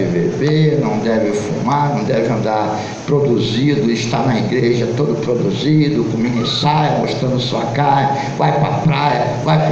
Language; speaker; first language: Portuguese; native; Portuguese